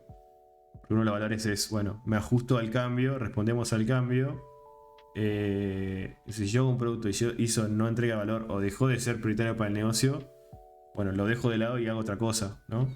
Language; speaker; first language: Spanish; native; Spanish